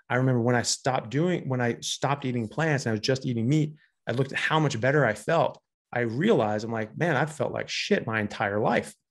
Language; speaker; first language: English; native; English